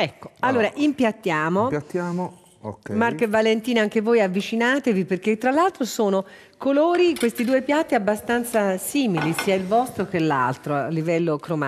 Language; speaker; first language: Italian; native; Italian